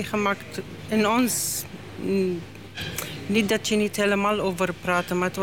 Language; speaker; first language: Dutch; non-native, learner; Arabic